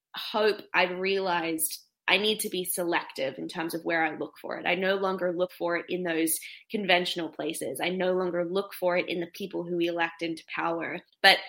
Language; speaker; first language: English; native; English